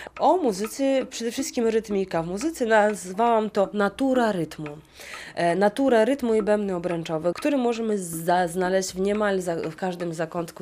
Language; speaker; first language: Polish; non-native, fluent; Russian